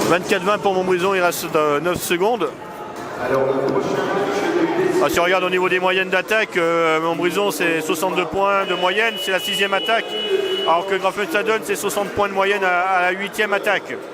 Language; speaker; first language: French; native; French